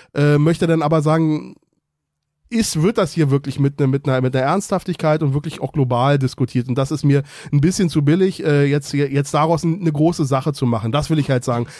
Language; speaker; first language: German; native; German